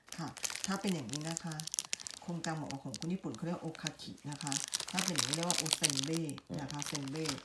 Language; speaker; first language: Japanese; non-native, learner; Thai